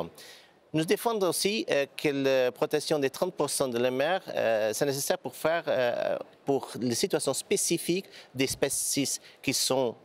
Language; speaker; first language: French; non-native, fluent; Portuguese